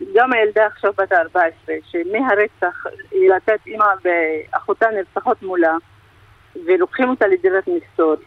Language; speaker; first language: Hebrew; non-native, local second language; Arabic